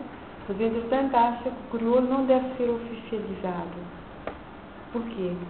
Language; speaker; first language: Portuguese; non-native, local second language; Kabuverdianu